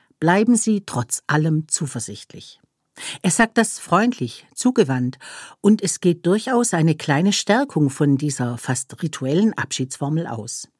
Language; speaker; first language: German; native; German